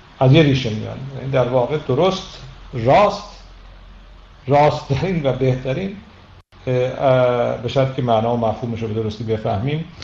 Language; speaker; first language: Persian; native; Persian